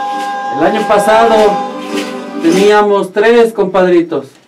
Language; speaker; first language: Spanish; native; Spanish